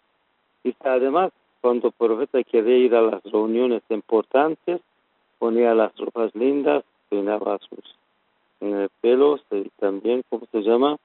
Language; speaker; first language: Spanish; non-native, learner; Persian